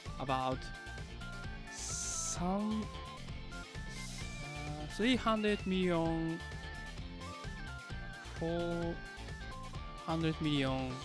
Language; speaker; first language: English; non-native, learner; Japanese